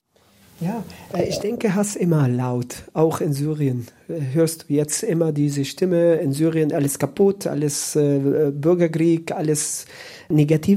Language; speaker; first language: German; non-native, learner; Arabic